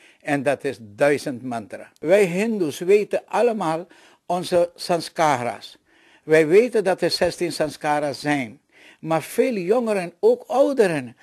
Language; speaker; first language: Dutch; non-native, local second language; Caribbean Hindustani